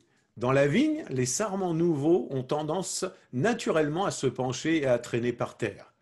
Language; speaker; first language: French; native; French